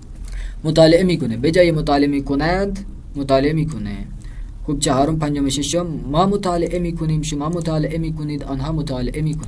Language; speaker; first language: Persian; non-native, fluent; Urdu